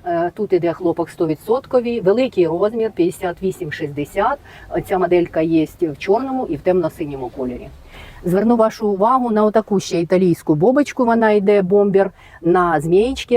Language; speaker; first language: Ukrainian; native; Ukrainian